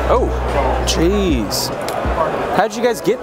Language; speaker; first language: English; native; English